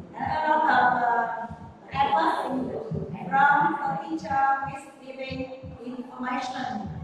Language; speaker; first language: English; non-native, learner; Vietnamese